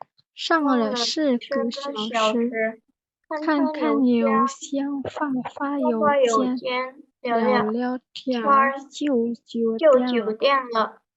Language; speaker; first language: Chinese; non-native, learner; Indonesian